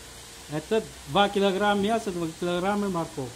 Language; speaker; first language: Russian; non-native, learner; Tajik